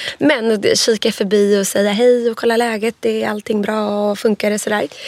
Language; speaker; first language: Swedish; native; Swedish